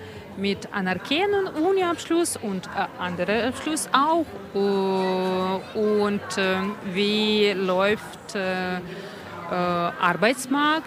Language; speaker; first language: German; non-native, learner; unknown